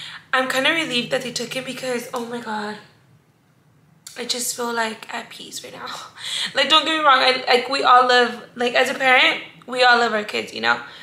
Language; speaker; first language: English; early bilingual, other home language; Spanish